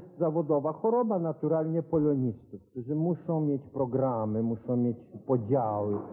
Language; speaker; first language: Polish; native; Polish